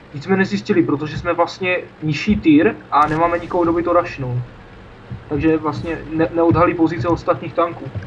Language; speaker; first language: Czech; native; Czech